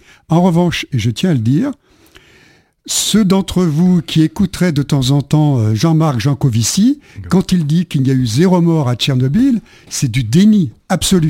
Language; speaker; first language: French; native; French